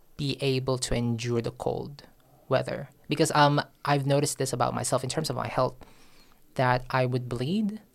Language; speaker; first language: English; non-native, local second language; Filipino